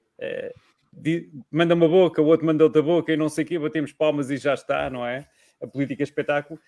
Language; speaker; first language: Portuguese; native; Portuguese